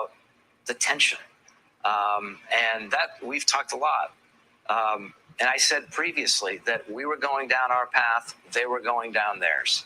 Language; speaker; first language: English; native; English